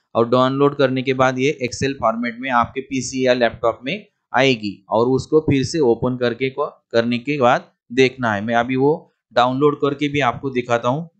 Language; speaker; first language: Hindi; non-native, local second language; Marathi